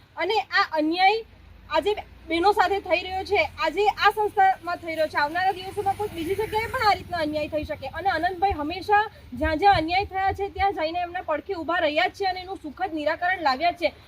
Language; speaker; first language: Gujarati; native; Gujarati